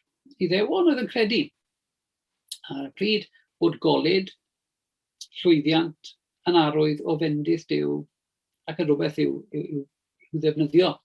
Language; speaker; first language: Welsh; native; Welsh